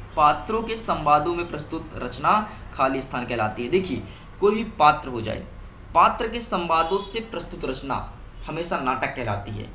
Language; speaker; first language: Hindi; native; Hindi